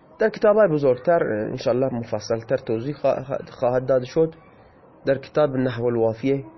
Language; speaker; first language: Persian; non-native, local second language; Baluchi